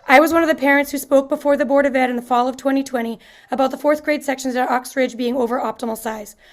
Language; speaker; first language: English; native; English